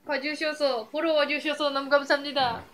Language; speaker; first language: Korean; non-native, fluent; Japanese